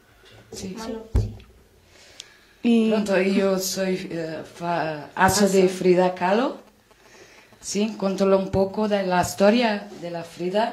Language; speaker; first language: Spanish; non-native, learner; Portuguese